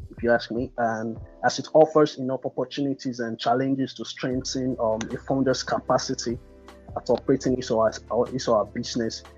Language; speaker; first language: English; non-native, local second language; Yoruba